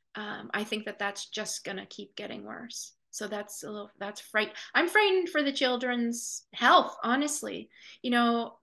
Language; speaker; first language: English; native; English